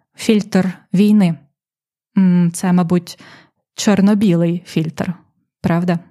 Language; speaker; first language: Ukrainian; native; Ukrainian